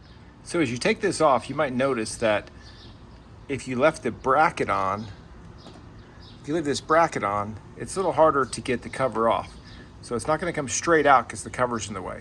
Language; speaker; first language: English; native; English